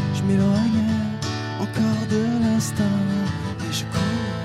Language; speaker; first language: French; native; French